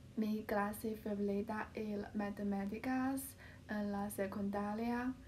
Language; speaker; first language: Spanish; non-native, learner; Chinese